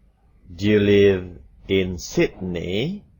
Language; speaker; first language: English; non-native, fluent; Indonesian